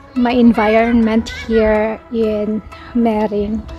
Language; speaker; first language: English; non-native, local second language; Filipino